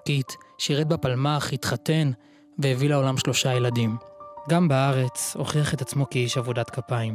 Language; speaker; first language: Hebrew; native; Hebrew